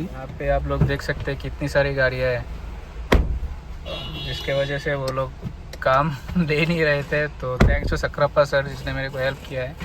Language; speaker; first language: Hindi; native; Hindi